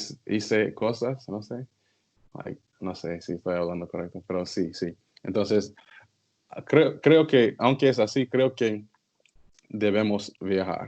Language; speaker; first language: Spanish; non-native, learner; English